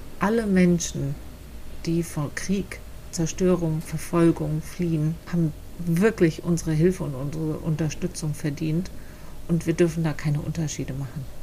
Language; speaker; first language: German; native; German